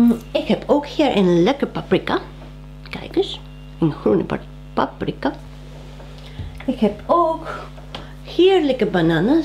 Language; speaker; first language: Dutch; non-native, fluent; Spanish